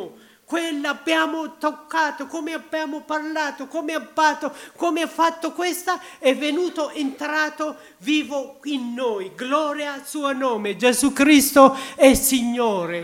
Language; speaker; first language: Italian; non-native, learner; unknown